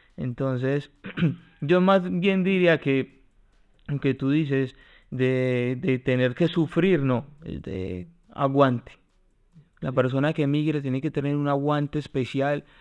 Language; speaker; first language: Spanish; native; Spanish